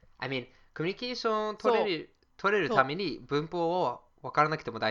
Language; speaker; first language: Japanese; non-native, fluent; English